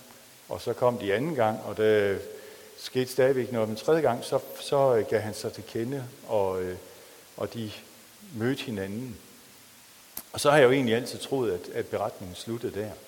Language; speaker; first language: Danish; native; Danish